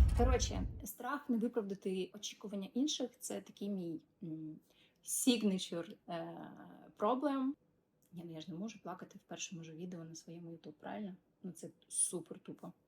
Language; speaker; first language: Ukrainian; non-native, local second language; Russian